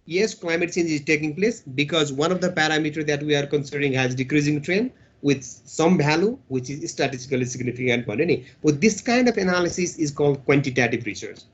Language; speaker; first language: English; non-native, local second language; Nepali